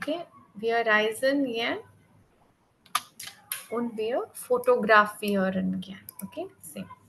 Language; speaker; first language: German; non-native, learner; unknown